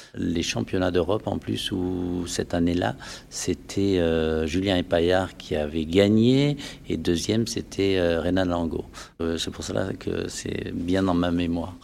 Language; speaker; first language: French; native; French